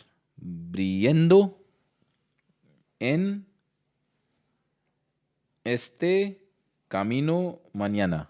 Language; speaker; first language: Spanish; non-native, learner; Hindi